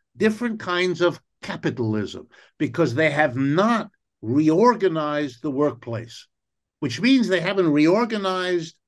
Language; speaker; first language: English; native; English